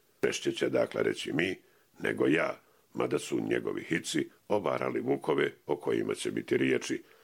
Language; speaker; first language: Croatian; native; Croatian